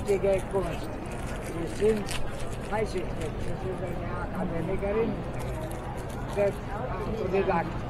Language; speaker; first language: German; non-native, fluent; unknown